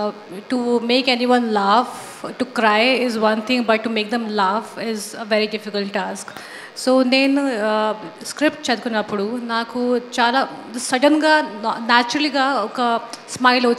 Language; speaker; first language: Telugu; non-native, fluent; Hindi